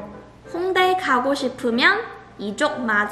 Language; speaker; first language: Korean; non-native, learner; Cantonese